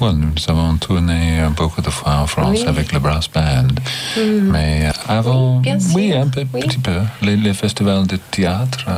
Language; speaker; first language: French; non-native, learner; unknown